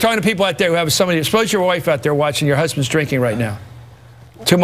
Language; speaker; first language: English; native; English